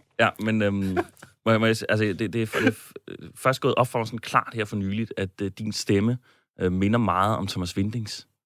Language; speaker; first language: Danish; native; Danish